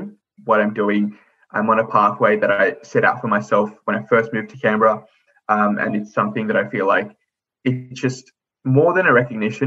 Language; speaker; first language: English; native; English